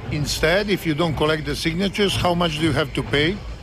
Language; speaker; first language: English; non-native, fluent; Croatian